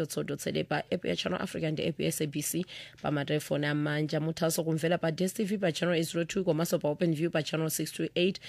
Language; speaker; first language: Nyanja; native; Nyanja